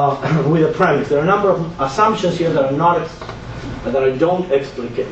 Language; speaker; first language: English; non-native, fluent; Spanish